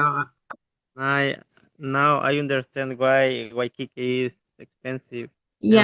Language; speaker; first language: English; non-native, learner; Spanish